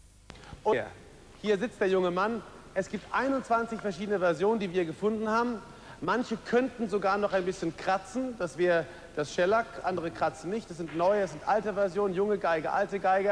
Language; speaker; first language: German; native; German